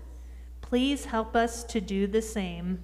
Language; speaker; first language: English; native; English